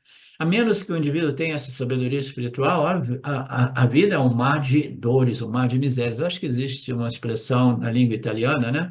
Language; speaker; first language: Portuguese; native; Portuguese